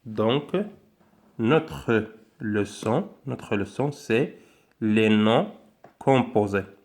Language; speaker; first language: French; non-native, local second language; Arabic